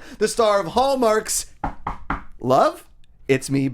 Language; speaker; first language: English; native; English